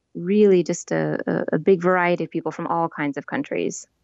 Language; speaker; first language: English; native; English